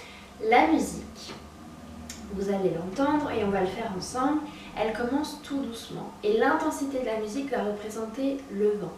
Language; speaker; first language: French; native; French